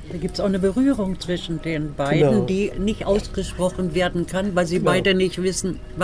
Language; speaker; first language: German; native; German